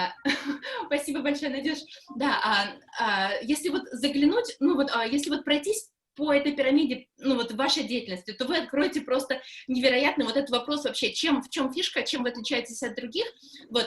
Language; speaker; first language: Russian; native; Russian